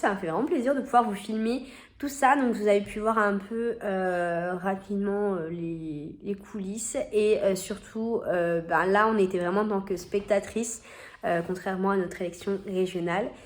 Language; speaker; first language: French; native; French